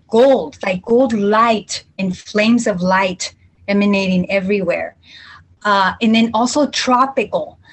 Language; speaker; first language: English; early bilingual, other home language; Spanish